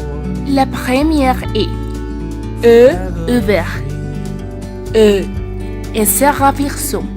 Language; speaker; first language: French; non-native, learner; Spanish